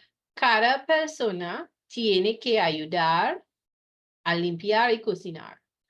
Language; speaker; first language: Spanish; non-native, fluent; English